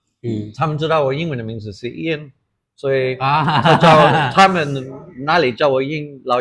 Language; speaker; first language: Chinese; non-native, fluent; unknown